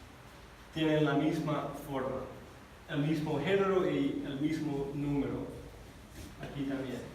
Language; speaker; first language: Spanish; non-native, fluent; English